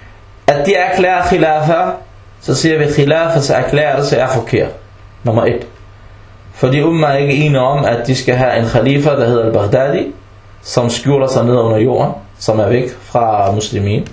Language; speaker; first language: Danish; early bilingual, other home language; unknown